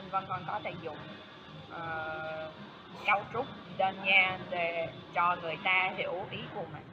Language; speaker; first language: Vietnamese; non-native, fluent; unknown